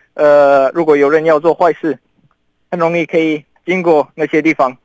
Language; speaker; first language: Chinese; non-native, fluent; Arabic